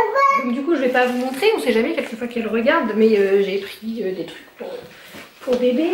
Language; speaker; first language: French; native; French